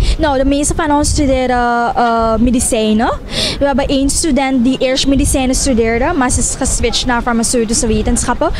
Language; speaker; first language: Dutch; native; Dutch